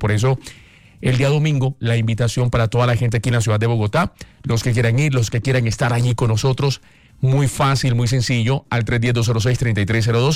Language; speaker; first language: Spanish; native; Spanish